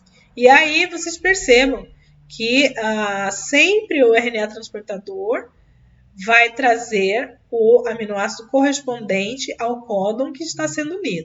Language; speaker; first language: Portuguese; native; Portuguese